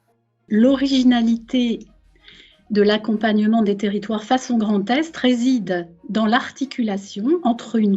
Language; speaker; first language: French; native; French